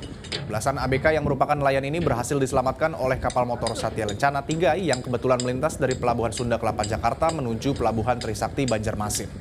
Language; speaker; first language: Indonesian; native; Indonesian